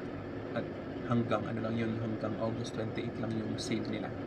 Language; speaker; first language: Filipino; native; Filipino